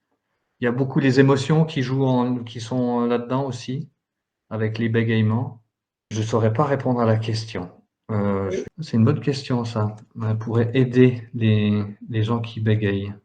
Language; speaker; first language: French; native; French